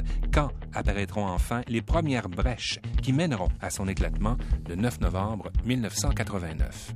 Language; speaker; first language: French; native; French